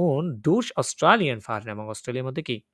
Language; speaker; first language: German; non-native, fluent; Bangla